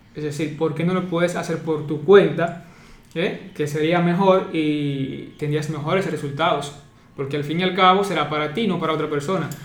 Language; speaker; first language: Spanish; native; Spanish